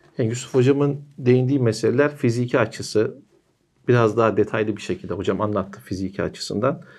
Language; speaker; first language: Turkish; native; Turkish